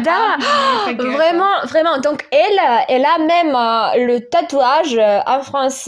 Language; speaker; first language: French; non-native, fluent; Russian